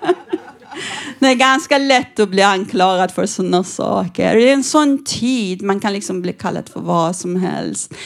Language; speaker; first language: Swedish; non-native, fluent; Persian